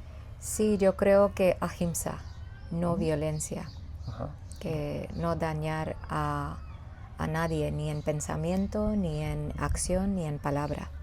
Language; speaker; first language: Spanish; non-native, fluent; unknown